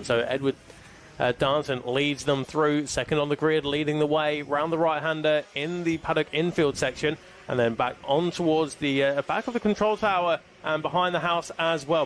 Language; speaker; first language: English; native; English